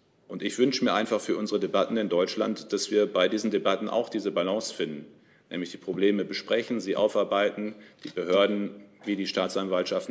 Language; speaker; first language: German; native; German